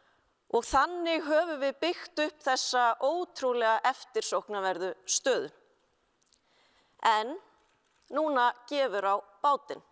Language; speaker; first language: Icelandic; native; Icelandic